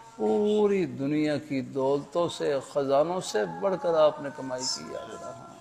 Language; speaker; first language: Urdu; native; Urdu